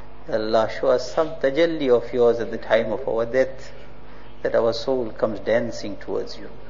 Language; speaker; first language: English; native; English